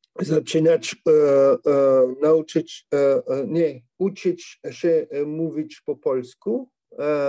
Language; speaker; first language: Polish; non-native, learner; French